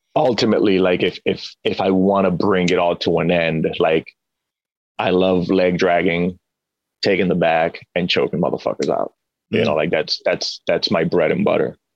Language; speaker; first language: English; early bilingual, other home language; Spanish